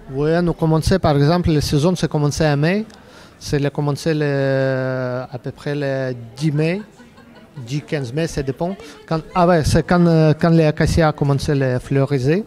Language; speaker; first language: French; non-native, learner; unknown